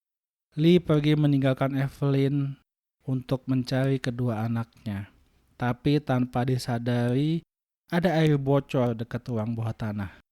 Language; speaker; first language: Indonesian; native; Indonesian